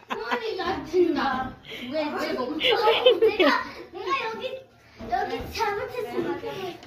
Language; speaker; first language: Korean; early bilingual, other home language; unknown